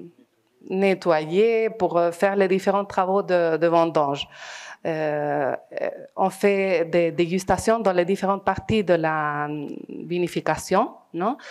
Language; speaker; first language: French; non-native, fluent; Spanish